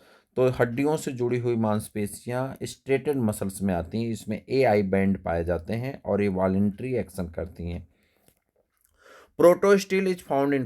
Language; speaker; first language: Hindi; native; Hindi